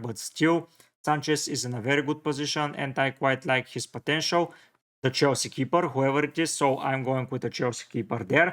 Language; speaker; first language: English; non-native, fluent; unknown